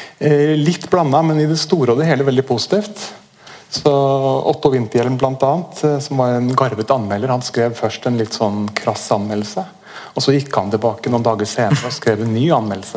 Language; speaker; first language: Norwegian; native; Norwegian